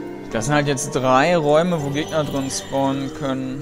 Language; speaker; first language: German; native; German